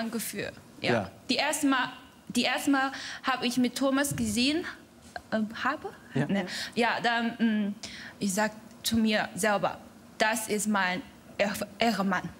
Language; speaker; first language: German; non-native, learner; Chinese